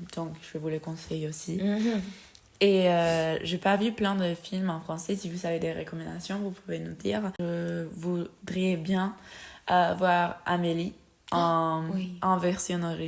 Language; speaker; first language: French; non-native, fluent; Spanish